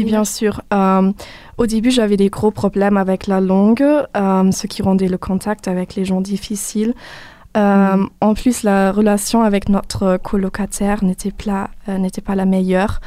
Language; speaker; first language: French; non-native, fluent; German